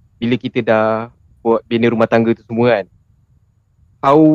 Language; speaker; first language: Malay; native; Malay